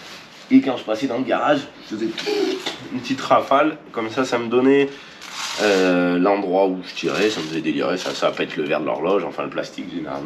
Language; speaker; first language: French; native; French